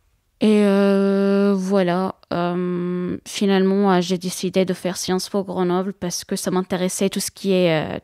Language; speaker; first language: French; non-native, fluent; Arabic